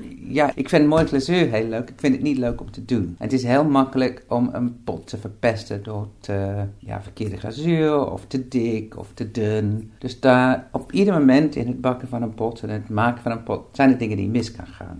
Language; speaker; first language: Dutch; non-native, fluent; English